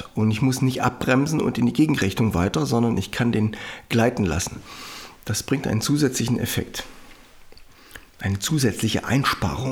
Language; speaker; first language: German; native; German